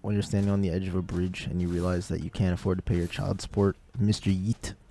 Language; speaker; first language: English; native; English